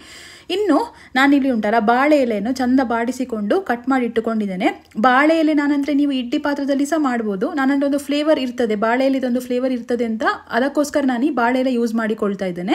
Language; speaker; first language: Kannada; native; Kannada